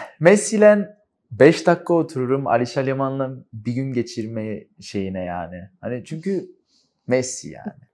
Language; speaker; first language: Turkish; early bilingual, heritage; Turkish